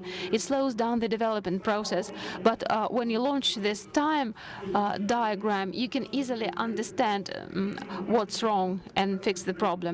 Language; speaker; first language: English; non-native, fluent; Russian